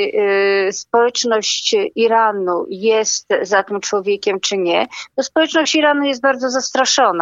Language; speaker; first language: Polish; native; Polish